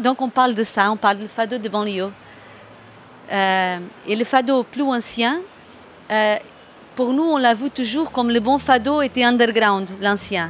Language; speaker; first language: French; non-native, fluent; Portuguese